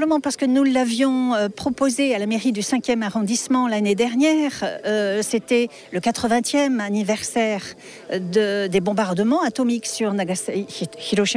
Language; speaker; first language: French; native; French